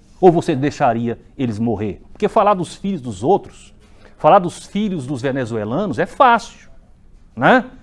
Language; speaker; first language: Portuguese; native; Portuguese